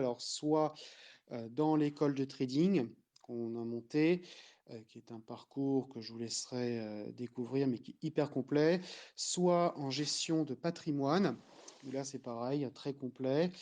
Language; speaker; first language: French; native; French